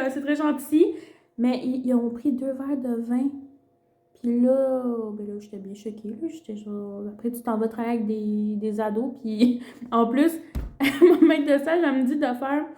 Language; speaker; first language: French; early bilingual, other home language; Spanish